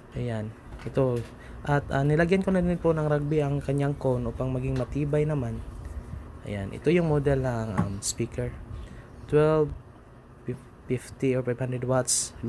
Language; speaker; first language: Filipino; non-native, local second language; Cebuano